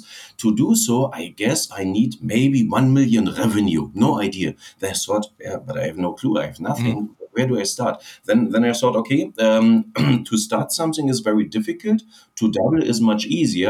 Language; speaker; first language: English; non-native, fluent; German